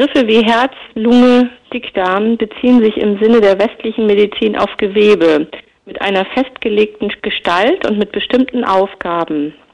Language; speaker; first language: German; native; German